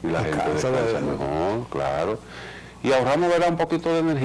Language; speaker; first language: Spanish; native; Spanish